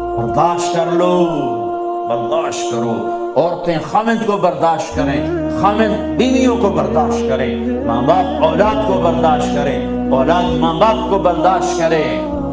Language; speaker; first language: Urdu; non-native, local second language; Punjabi